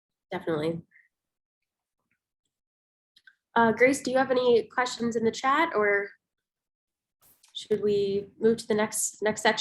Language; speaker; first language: English; native; English